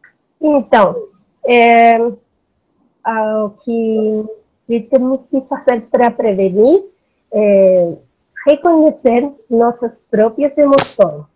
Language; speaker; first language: Portuguese; non-native, learner; Spanish